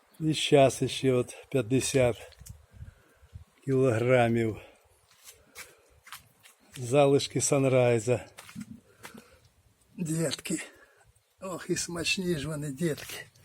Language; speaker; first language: Ukrainian; native; Ukrainian